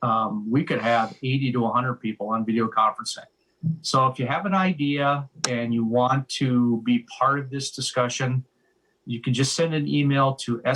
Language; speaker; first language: English; native; English